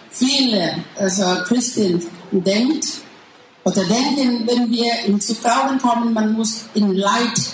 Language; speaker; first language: German; non-native, learner; Thai